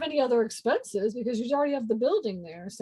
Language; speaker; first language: English; native; English